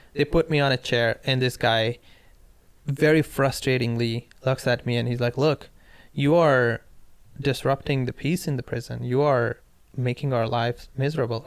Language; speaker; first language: English; non-native, local second language; Pashto